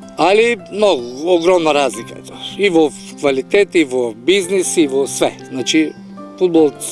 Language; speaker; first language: Macedonian; native; Macedonian